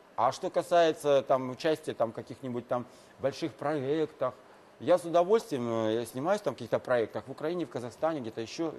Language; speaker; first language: Russian; native; Russian